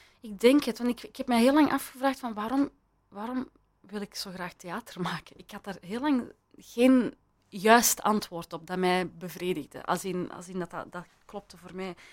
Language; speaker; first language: Dutch; early bilingual, other home language; Persian